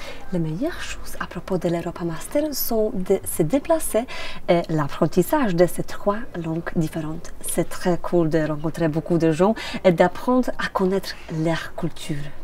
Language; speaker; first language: French; non-native, fluent; Polish